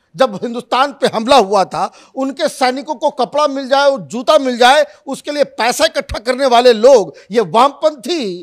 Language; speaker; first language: Hindi; native; Hindi